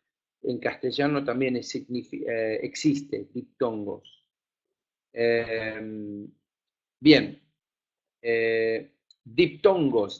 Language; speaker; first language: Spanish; non-native, fluent; Afrikaans